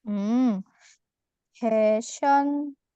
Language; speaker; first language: Korean; non-native, fluent; Indonesian